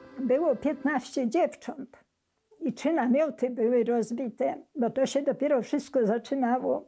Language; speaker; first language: Polish; native; Polish